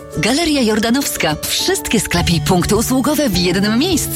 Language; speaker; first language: Polish; native; Polish